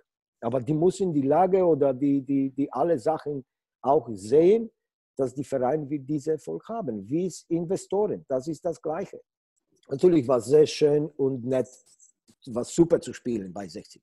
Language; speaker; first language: German; non-native, learner; Polish